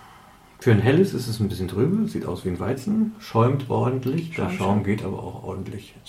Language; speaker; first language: German; native; German